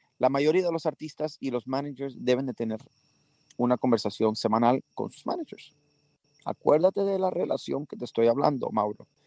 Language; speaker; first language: Spanish; early bilingual, heritage; Spanish